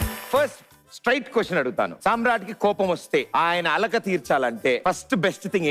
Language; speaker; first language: Telugu; native; Telugu